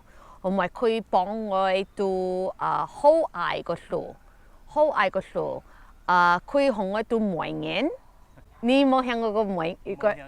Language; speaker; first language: Cantonese; early bilingual, heritage; Cantonese